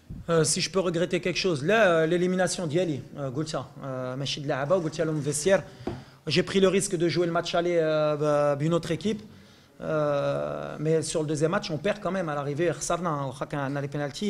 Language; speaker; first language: French; non-native, local second language; Arabic